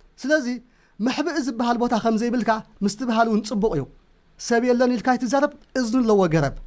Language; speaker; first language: Tigrinya; native; Tigrinya